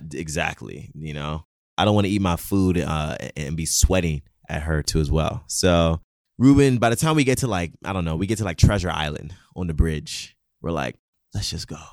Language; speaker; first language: English; non-native, local second language; Yoruba